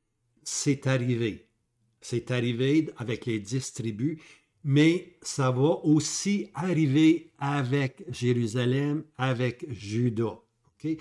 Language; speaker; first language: French; native; French